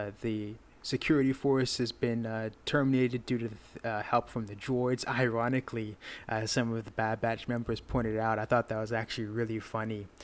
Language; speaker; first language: English; native; English